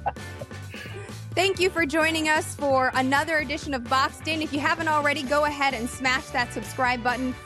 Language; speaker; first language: English; native; English